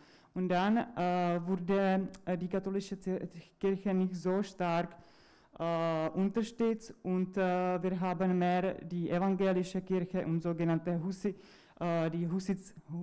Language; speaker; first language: German; non-native, fluent; Czech